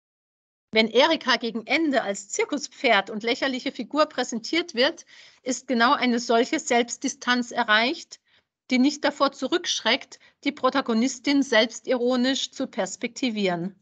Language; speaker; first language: German; native; German